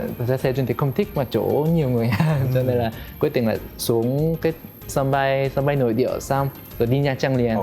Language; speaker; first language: Vietnamese; non-native, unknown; Korean